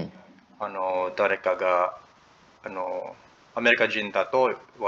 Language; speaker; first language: Japanese; non-native, learner; English